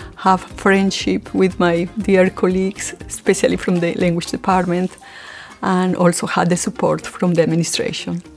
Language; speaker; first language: English; non-native, fluent; Spanish